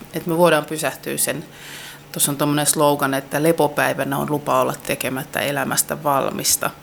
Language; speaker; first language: Finnish; native; Finnish